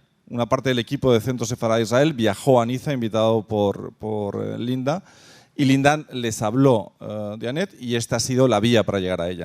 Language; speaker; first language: Spanish; native; Spanish